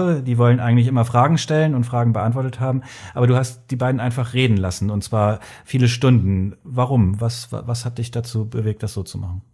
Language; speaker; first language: German; native; German